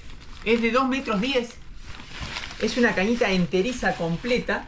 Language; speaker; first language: Spanish; native; Spanish